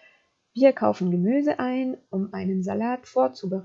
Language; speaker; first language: German; non-native, fluent; French